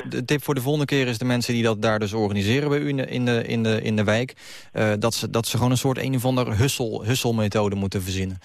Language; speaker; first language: Dutch; native; Dutch